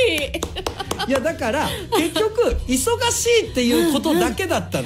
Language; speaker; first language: Japanese; native; Japanese